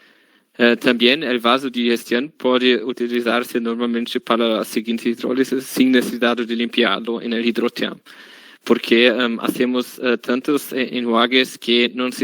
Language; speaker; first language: Spanish; non-native, learner; German